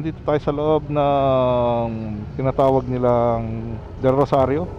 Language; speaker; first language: Filipino; native; Filipino